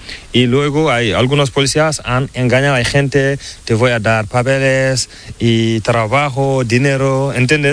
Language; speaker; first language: Spanish; non-native, learner; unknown